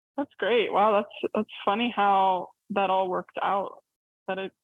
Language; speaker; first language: English; early bilingual, other home language; Arabic